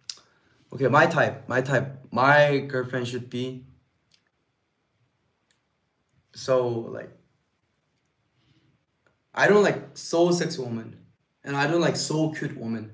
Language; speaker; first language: English; non-native, learner; Korean